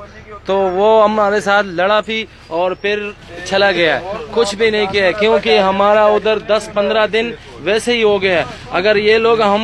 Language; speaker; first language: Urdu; non-native, local second language; Pashto